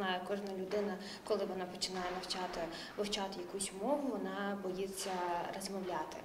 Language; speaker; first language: Ukrainian; non-native, fluent; Azerbaijani